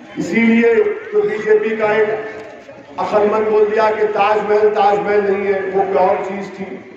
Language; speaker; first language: Urdu; native; Urdu